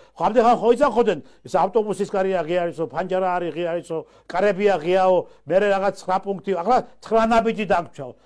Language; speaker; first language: Georgian; native; Georgian